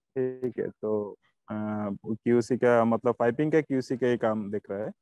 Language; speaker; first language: Hindi; non-native, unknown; Bangla